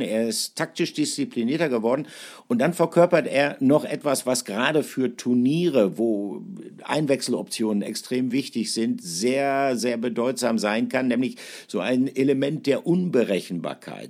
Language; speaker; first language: German; native; German